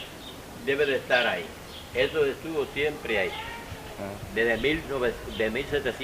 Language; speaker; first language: Spanish; native; Spanish